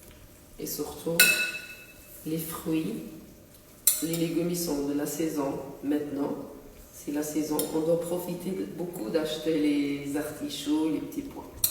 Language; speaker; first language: French; non-native, local second language; Arabic